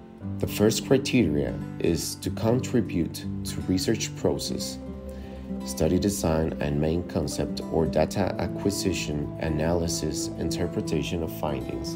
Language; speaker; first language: English; non-native, fluent; Spanish